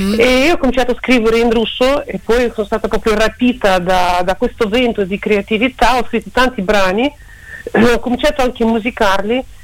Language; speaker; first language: Italian; non-native, fluent; Russian